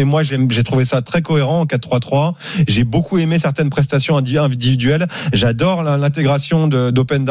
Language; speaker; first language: French; native; French